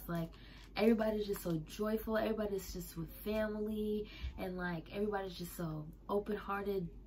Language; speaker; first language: English; native; English